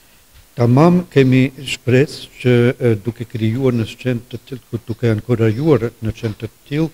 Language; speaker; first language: Albanian; non-native, fluent; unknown